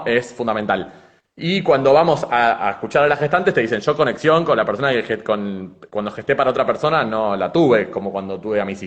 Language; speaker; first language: Spanish; native; Spanish